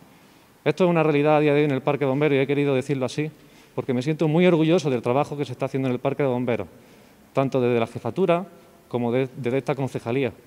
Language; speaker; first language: Spanish; native; Spanish